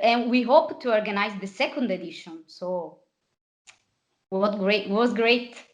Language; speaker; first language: English; non-native, fluent; Italian